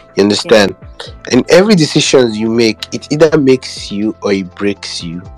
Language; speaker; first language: English; non-native, local second language; Igbo